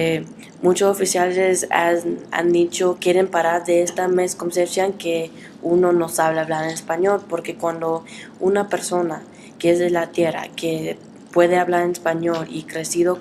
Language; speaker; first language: Spanish; early bilingual, heritage; Spanish